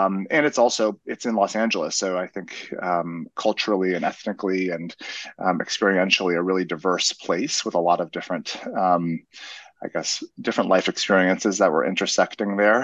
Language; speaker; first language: English; native; English